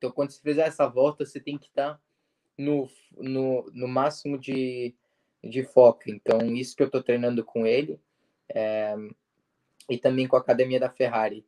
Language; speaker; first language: Portuguese; early bilingual, heritage; Portuguese